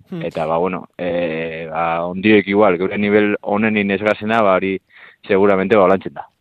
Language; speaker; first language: Basque; native; Basque